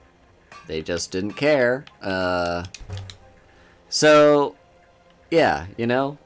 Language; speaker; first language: English; native; English